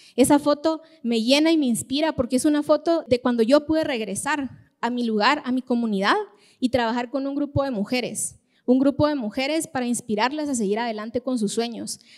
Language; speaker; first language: Spanish; native; Spanish